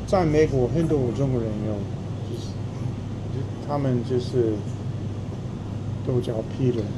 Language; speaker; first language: Chinese; non-native, fluent; English